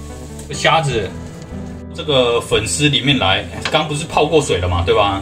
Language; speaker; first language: Chinese; native; Chinese